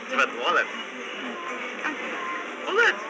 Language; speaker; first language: English; non-native, learner; Indonesian